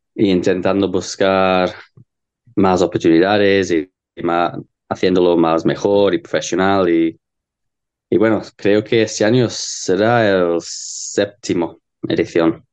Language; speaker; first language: Spanish; non-native, learner; English